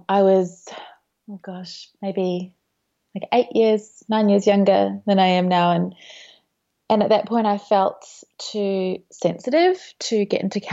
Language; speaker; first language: English; native; English